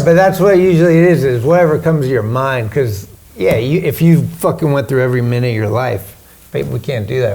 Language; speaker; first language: English; native; English